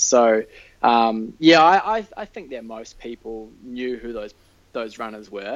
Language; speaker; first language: English; native; English